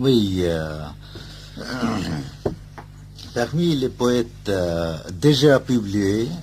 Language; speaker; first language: French; non-native, fluent; Bangla